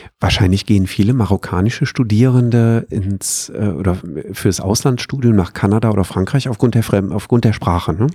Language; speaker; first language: German; native; German